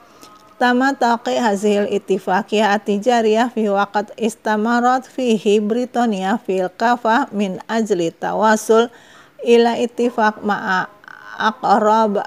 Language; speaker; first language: Arabic; non-native, learner; Indonesian